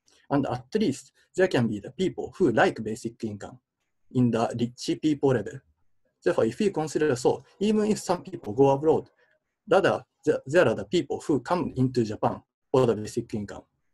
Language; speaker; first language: English; non-native, fluent; Japanese